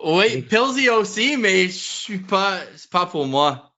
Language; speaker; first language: French; non-native, learner; English